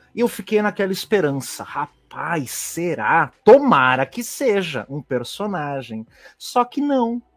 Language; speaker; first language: Portuguese; native; Portuguese